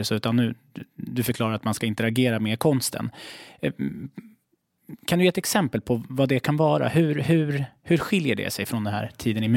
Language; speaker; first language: Swedish; native; Swedish